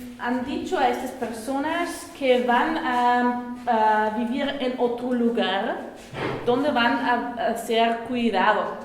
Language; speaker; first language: Spanish; non-native, learner; German